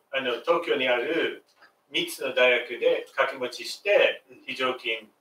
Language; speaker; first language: Japanese; non-native, fluent; English